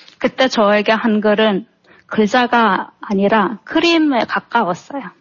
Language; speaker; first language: Korean; non-native, fluent; Turkmen